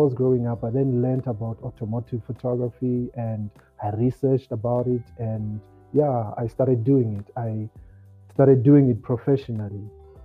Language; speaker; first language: English; non-native, local second language; Xhosa